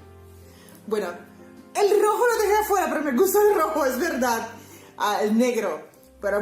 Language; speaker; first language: Spanish; non-native, fluent; Papiamento